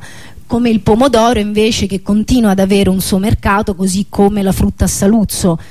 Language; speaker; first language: Italian; native; Italian